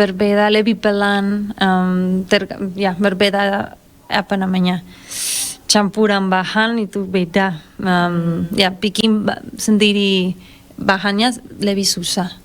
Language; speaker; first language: Indonesian; non-native, fluent; Spanish